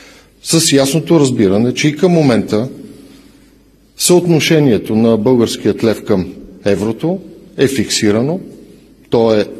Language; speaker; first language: Bulgarian; native; Bulgarian